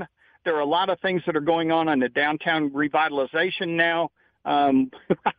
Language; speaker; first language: English; native; English